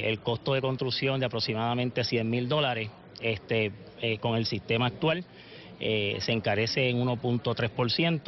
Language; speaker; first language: Spanish; native; Spanish